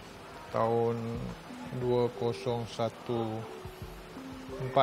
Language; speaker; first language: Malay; non-native, local second language; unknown